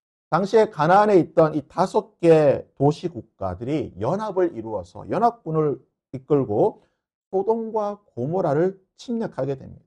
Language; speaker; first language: Korean; native; Korean